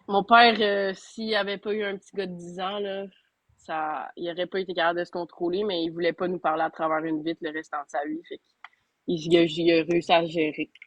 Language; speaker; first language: French; native; French